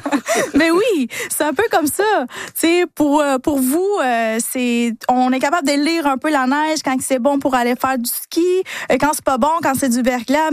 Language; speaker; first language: French; early bilingual, other home language; Spanish